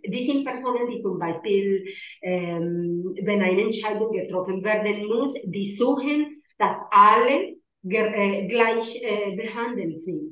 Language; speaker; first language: German; non-native, learner; Spanish